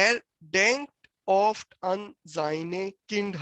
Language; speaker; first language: German; non-native, fluent; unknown